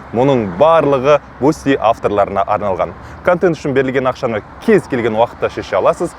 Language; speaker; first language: Kazakh; native; Kazakh